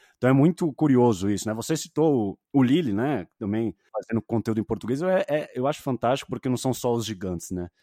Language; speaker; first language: Portuguese; native; Portuguese